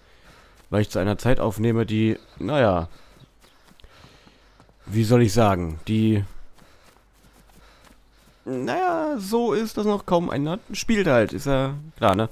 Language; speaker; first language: German; native; German